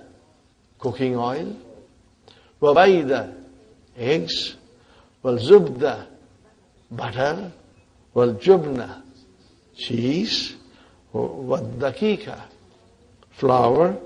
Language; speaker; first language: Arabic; non-native, fluent; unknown